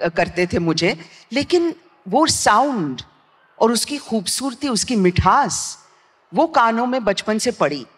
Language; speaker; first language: Hindi; non-native, local second language; Gujarati